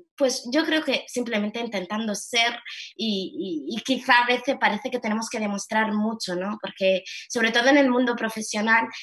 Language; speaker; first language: Spanish; early bilingual, heritage; Arabic